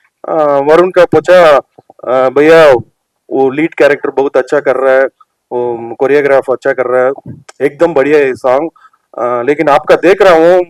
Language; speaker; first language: Hindi; non-native, local second language; Telugu